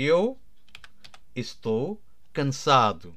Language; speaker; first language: Portuguese; non-native, learner; Nepali